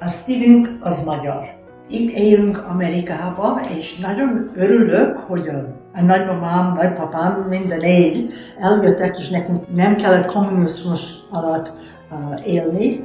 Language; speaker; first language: Hungarian; early bilingual, heritage; Hungarian